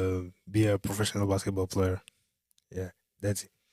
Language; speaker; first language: English; non-native, learner; Portuguese